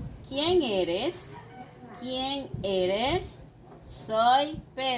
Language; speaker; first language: Spanish; non-native, fluent; French